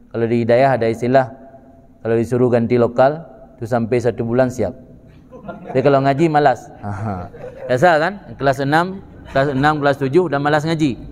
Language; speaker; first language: Malay; non-native, local second language; Achinese